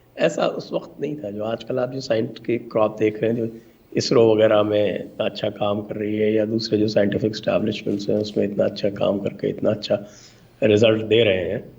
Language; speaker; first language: Hindi; native; Hindi